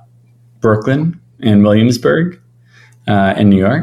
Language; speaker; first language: English; native; English